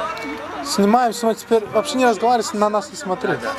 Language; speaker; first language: Russian; native; Russian